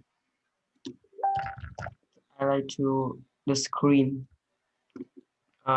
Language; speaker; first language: English; non-native, learner; Vietnamese